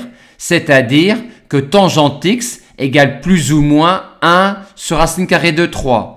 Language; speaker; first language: French; native; French